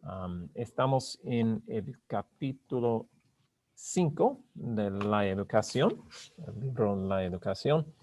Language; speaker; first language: Spanish; non-native, learner; English